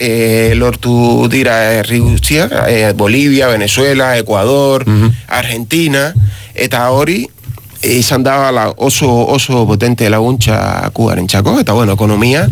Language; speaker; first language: Basque; non-native, learner; Spanish